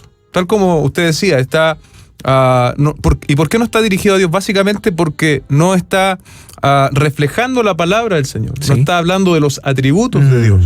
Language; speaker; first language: Spanish; native; Spanish